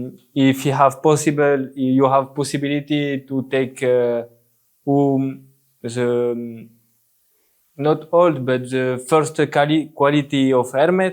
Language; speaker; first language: English; non-native, learner; French